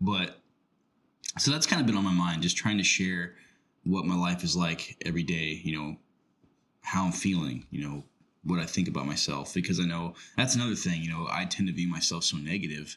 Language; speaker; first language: English; native; English